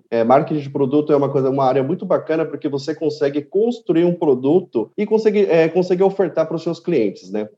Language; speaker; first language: Portuguese; early bilingual, other home language; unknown